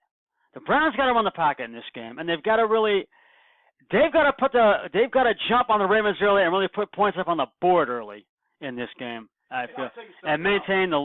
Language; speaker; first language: English; native; English